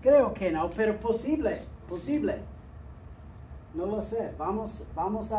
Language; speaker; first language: Spanish; non-native, fluent; English